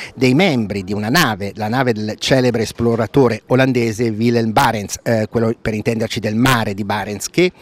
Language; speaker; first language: Italian; native; Italian